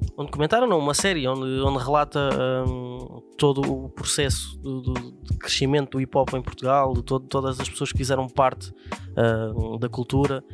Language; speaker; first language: Portuguese; native; Portuguese